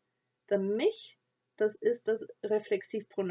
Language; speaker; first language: German; non-native, fluent; English